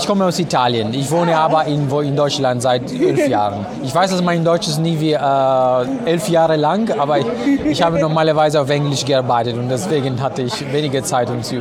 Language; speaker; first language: German; non-native, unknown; Italian